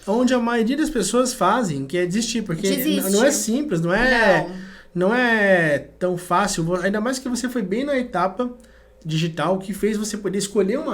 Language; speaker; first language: Portuguese; native; Portuguese